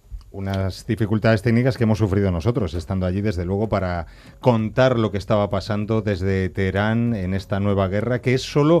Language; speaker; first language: Spanish; native; Spanish